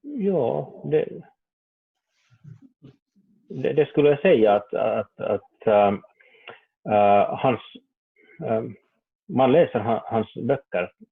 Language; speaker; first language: Swedish; non-native, learner; Finnish